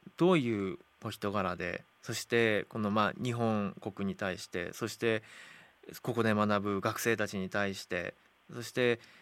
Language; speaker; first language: Japanese; native; Japanese